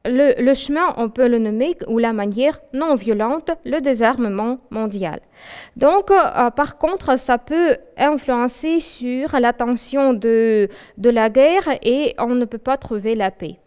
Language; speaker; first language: French; non-native, fluent; Russian